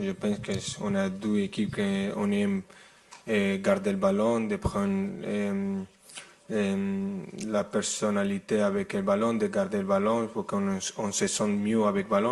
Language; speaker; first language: French; non-native, fluent; Spanish